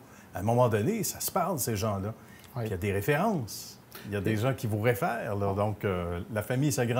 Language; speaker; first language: French; native; French